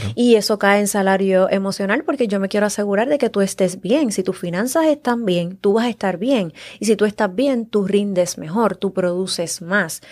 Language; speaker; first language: Spanish; native; Spanish